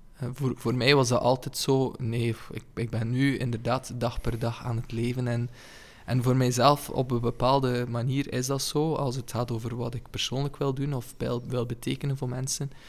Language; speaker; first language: Dutch; native; Dutch